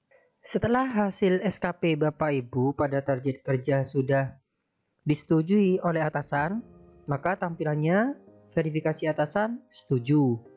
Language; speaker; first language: Indonesian; native; Indonesian